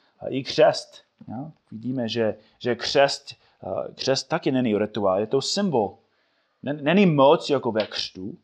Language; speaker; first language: Czech; non-native, fluent; English